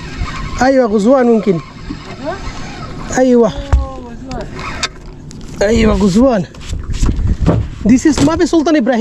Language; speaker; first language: Arabic; non-native, learner; Bangla